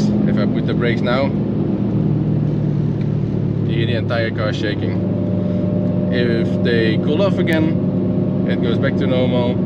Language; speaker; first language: English; non-native, fluent; Dutch